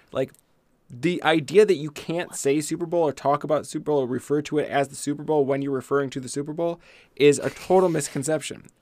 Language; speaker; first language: English; native; English